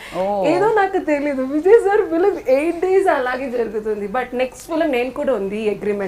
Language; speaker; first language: Telugu; non-native, learner; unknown